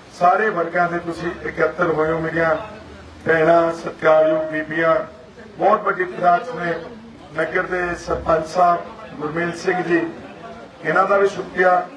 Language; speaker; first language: Punjabi; native; Punjabi